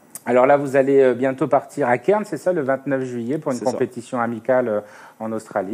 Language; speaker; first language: French; native; French